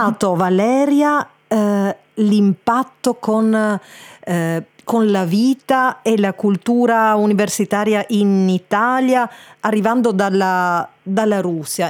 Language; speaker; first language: Italian; native; Italian